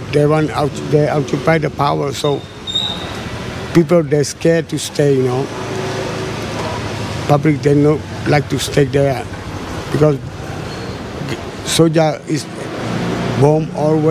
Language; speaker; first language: English; non-native, learner; Burmese